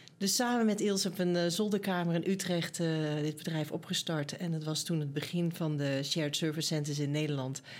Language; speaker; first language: Dutch; native; Dutch